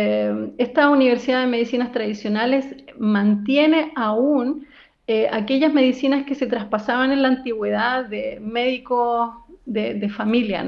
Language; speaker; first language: Spanish; native; Spanish